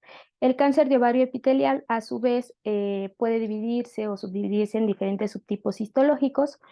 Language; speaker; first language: Spanish; native; Spanish